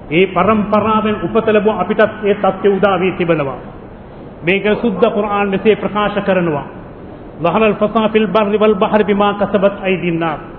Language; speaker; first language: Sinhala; non-native, local second language; Tamil